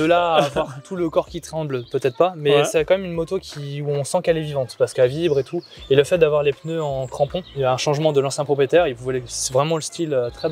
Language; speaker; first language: French; native; French